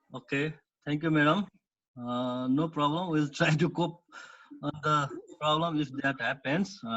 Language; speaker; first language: English; non-native, local second language; Nepali